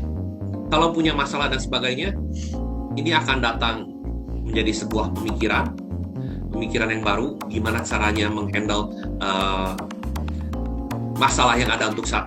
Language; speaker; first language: Indonesian; native; Indonesian